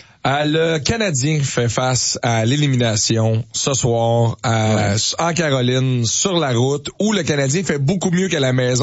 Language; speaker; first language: French; native; French